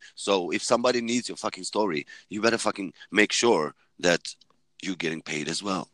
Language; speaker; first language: English; early bilingual, heritage; Swedish